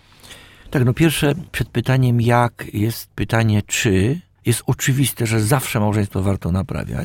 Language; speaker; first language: Polish; native; Polish